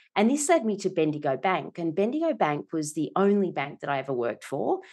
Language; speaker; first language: English; native; English